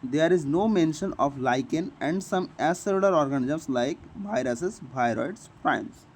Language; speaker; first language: English; non-native, local second language; Bangla